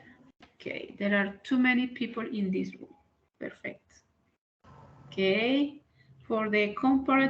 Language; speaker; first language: English; non-native, learner; Spanish